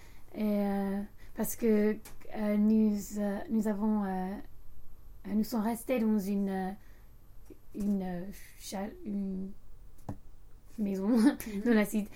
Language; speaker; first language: French; non-native, learner; English